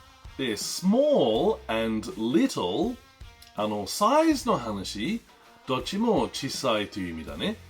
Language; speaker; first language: Japanese; non-native, learner; English